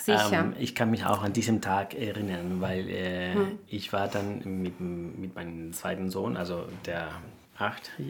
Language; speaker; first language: German; non-native, fluent; Spanish